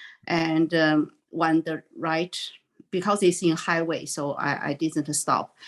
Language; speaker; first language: English; non-native, learner; Chinese